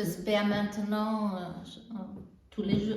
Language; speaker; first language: French; non-native, fluent; German